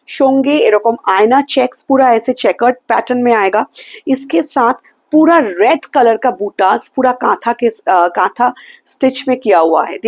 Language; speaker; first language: Hindi; non-native, local second language; Bangla